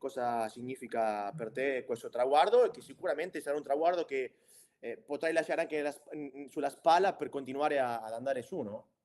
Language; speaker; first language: Italian; non-native, fluent; Spanish